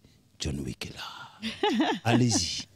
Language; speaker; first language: French; native; French